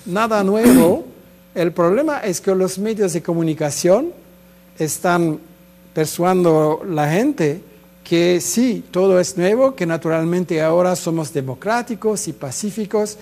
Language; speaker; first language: Spanish; non-native, fluent; French